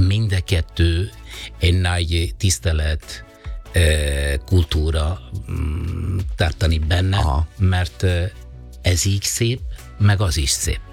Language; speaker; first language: Hungarian; non-native, fluent; Italian